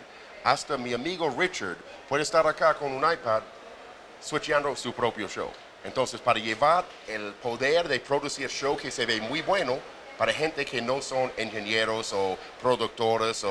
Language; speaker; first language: Spanish; non-native, fluent; English